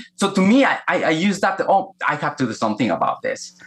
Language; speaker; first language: English; non-native, fluent; Spanish